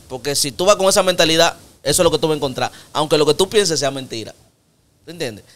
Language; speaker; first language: Spanish; native; Spanish